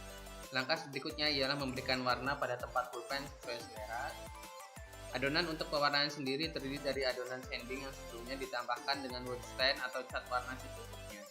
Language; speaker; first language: Indonesian; native; Indonesian